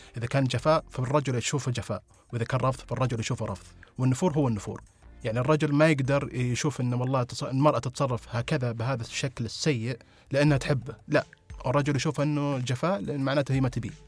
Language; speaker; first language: Arabic; native; Arabic